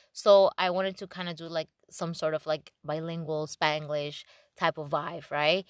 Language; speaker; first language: English; non-native, fluent; Spanish